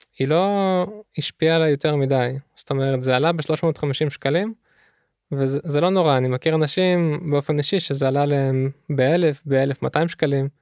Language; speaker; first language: Hebrew; early bilingual, other home language; Russian